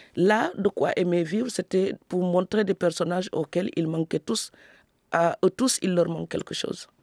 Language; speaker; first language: French; non-native, local second language; Serer